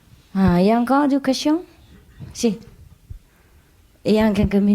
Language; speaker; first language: French; non-native, learner; Chinese